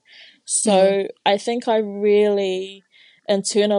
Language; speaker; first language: English; non-native, local second language; Māori